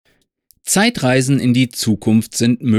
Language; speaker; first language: German; native; German